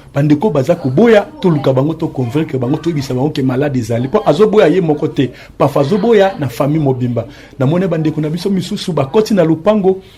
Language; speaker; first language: Lingala; native; Lingala